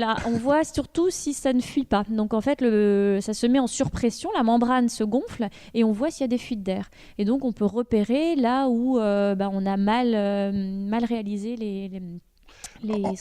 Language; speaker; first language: French; native; French